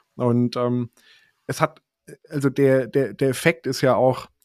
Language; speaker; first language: German; native; German